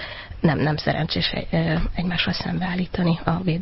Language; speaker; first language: Hungarian; native; Hungarian